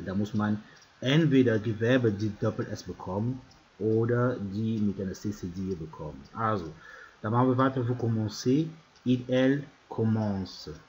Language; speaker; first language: German; non-native, fluent; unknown